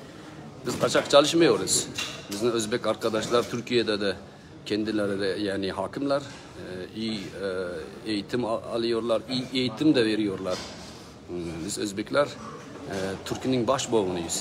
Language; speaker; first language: Turkish; non-native, learner; Uzbek